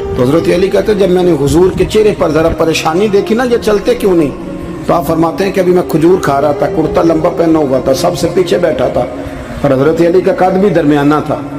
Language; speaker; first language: Urdu; non-native, local second language; Punjabi